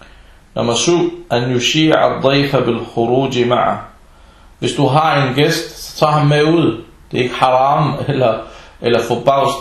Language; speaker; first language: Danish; early bilingual, other home language; Arabic